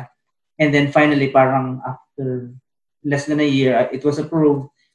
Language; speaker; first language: English; non-native, local second language; Bikol